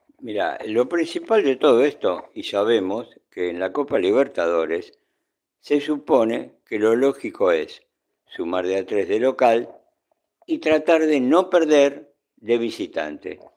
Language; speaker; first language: Spanish; native; Spanish